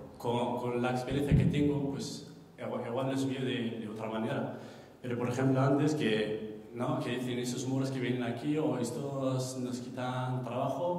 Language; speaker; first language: Spanish; non-native, fluent; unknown